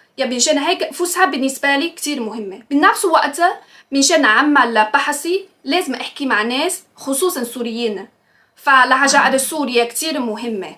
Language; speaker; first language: Arabic; non-native, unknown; Chinese